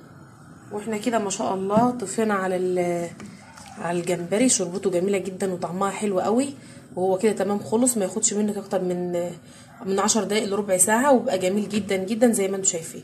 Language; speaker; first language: Arabic; native; Arabic